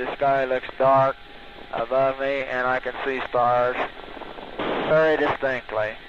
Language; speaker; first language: English; native; English